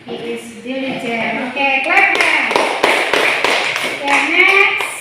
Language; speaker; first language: English; non-native, learner; Indonesian